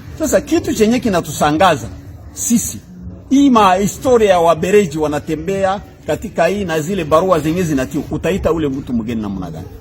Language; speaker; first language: Swahili; non-native, local second language; Kinyarwanda